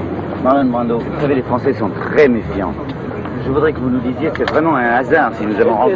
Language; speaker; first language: French; native; French